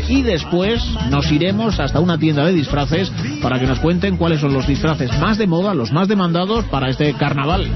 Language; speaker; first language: Spanish; native; Spanish